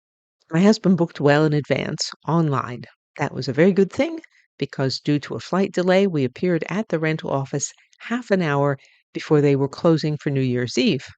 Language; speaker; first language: English; native; English